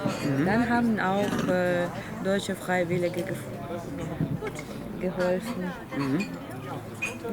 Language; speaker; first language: German; non-native, learner; Ukrainian